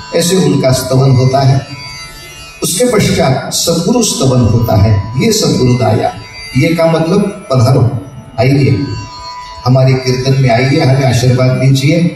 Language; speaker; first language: Hindi; non-native, local second language; Marathi